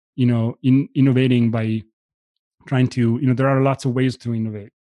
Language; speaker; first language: English; non-native, fluent; Italian